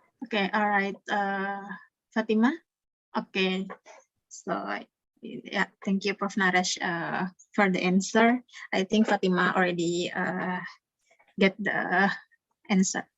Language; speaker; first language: English; non-native, learner; Indonesian